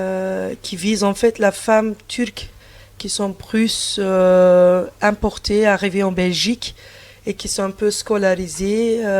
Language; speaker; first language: French; non-native, fluent; Turkish